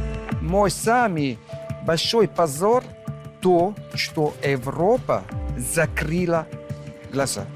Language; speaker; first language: Russian; non-native, fluent; Italian